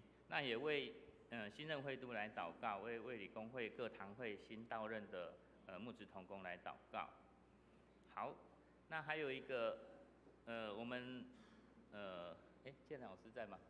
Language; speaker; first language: Chinese; native; Chinese